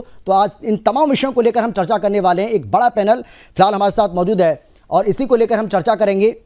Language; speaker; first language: Hindi; native; Hindi